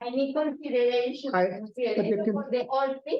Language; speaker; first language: English; non-native, learner; Spanish